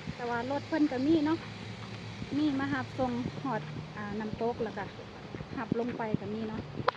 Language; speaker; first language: Thai; native; Thai